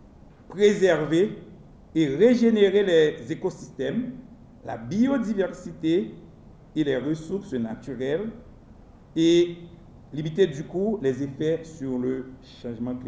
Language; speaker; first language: French; non-native, local second language; Haitian Creole